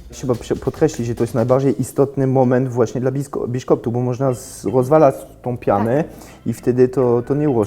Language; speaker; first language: Polish; non-native, fluent; French